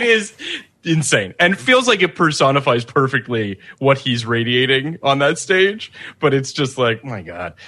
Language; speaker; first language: English; native; English